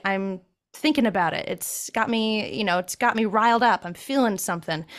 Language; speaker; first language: English; native; English